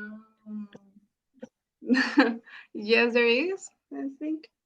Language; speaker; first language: English; non-native, learner; Spanish